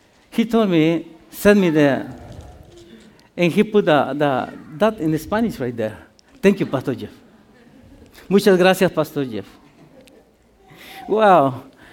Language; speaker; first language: English; non-native, learner; Spanish